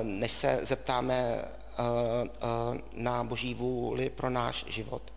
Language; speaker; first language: Czech; native; Czech